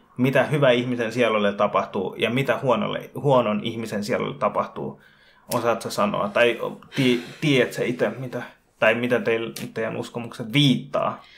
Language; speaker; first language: Finnish; early bilingual, other home language; Bangla